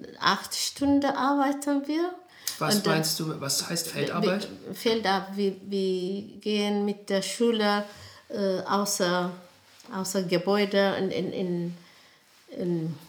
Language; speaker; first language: German; non-native, learner; Amharic